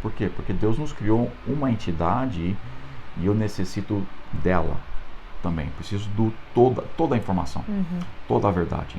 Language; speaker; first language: Portuguese; non-native, fluent; English